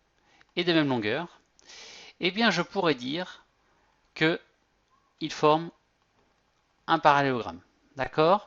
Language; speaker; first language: French; native; French